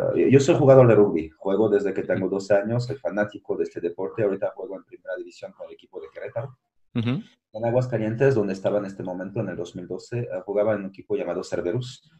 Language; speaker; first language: Spanish; non-native, fluent; French